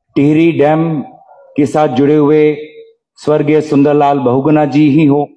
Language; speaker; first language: Hindi; non-native, local second language; Assamese